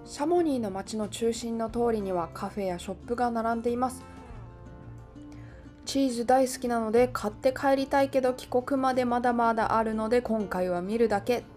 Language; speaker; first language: Japanese; native; Japanese